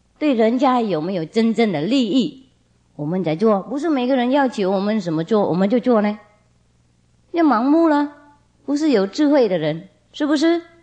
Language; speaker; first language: Chinese; non-native, fluent; Vietnamese